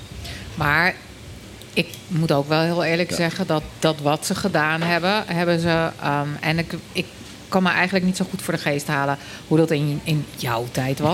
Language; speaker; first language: Dutch; native; Dutch